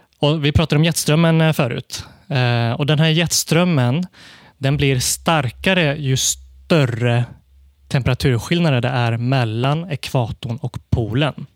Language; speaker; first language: Swedish; early bilingual, other home language; Cantonese